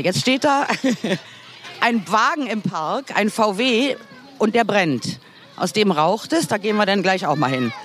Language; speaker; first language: German; native; German